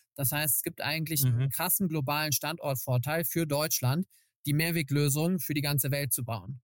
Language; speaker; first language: German; native; German